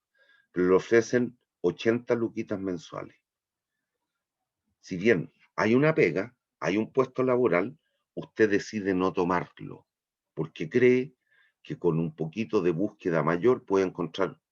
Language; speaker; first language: Spanish; native; Spanish